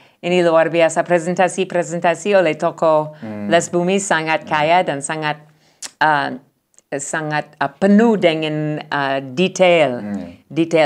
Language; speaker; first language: Indonesian; non-native, learner; English